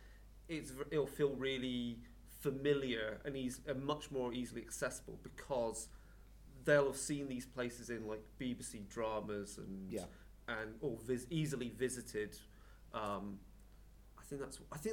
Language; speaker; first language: English; native; English